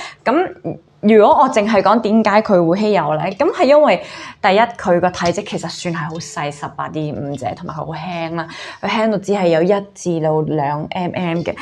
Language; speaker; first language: Cantonese; native; Cantonese